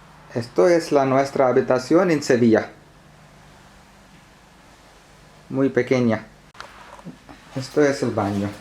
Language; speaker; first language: Spanish; non-native, learner; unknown